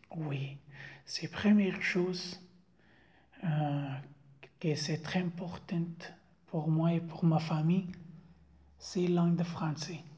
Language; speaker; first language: French; non-native, learner; Pashto